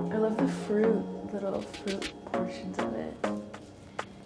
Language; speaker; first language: English; native; English